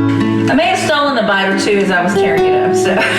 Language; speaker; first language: English; native; English